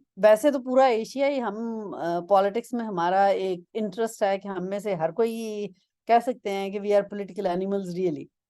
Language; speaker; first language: Urdu; non-native, local second language; Punjabi